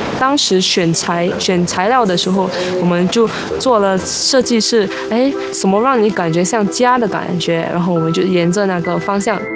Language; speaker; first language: Chinese; non-native, local second language; English